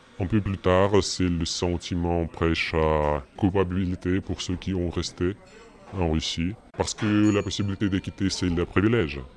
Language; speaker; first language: French; non-native, fluent; Russian